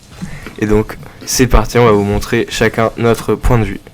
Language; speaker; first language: French; native; French